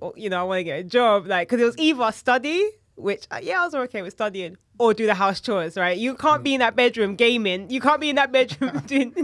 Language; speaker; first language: English; native; English